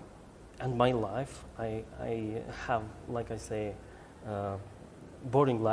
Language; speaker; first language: English; non-native, learner; Albanian